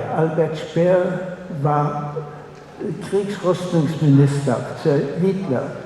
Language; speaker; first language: Swedish; non-native, fluent; German